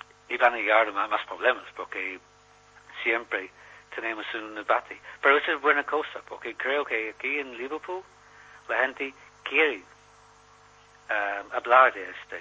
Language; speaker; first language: Spanish; non-native, learner; English